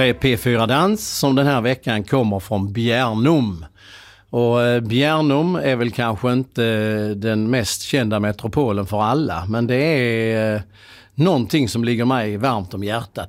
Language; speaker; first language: Swedish; native; Swedish